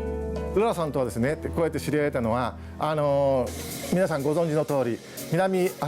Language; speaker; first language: Japanese; native; Japanese